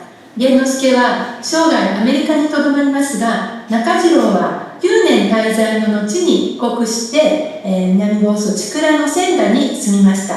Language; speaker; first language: Japanese; native; Japanese